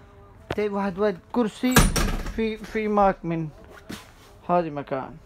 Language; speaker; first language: Arabic; non-native, learner; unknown